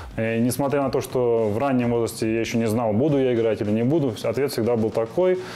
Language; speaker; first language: Russian; native; Russian